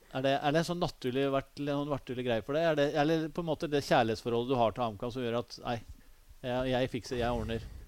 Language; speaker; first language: Norwegian; native; Norwegian